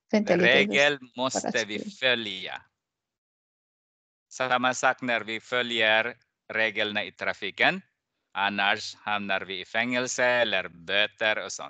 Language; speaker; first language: Swedish; non-native, fluent; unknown